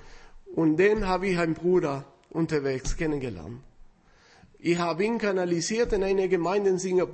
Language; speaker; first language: German; non-native, fluent; Spanish